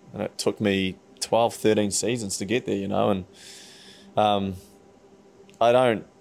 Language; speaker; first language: English; native; English